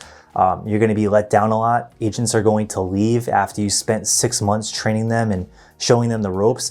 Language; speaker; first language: English; native; English